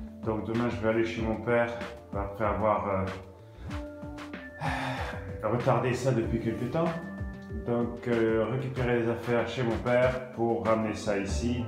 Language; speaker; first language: French; native; French